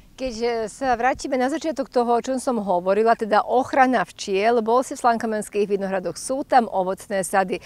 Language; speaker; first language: Slovak; native; Slovak